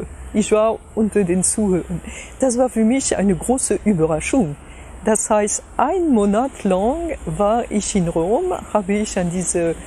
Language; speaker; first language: German; non-native, fluent; French